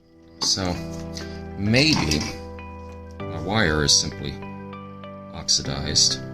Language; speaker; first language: English; native; English